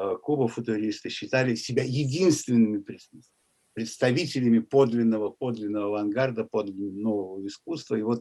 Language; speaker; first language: Russian; native; Russian